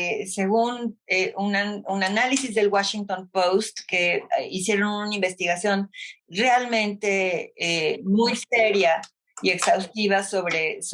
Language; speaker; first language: Spanish; native; Spanish